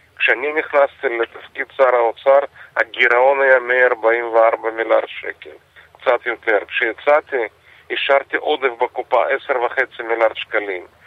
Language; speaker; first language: Hebrew; non-native, fluent; Russian